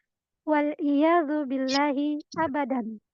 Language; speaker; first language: Arabic; non-native, learner; Indonesian